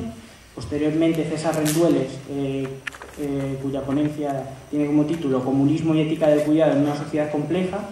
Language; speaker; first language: Spanish; native; Spanish